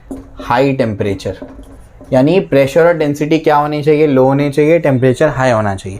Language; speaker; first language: Hindi; native; Hindi